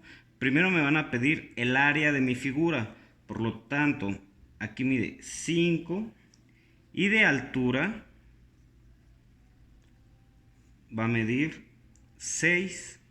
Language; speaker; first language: Spanish; native; Spanish